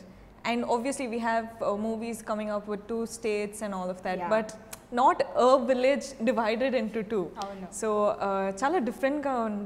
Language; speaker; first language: Telugu; non-native, learner; Kannada